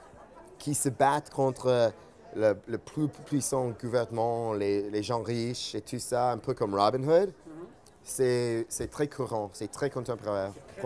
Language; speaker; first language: French; non-native, fluent; English